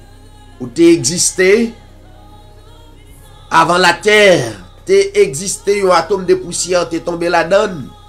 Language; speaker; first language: French; non-native, local second language; Haitian Creole